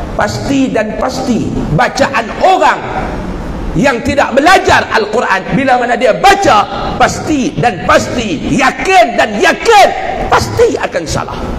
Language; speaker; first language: Malay; native; Malay